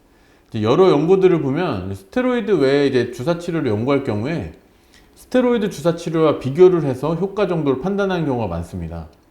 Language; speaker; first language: Korean; native; Korean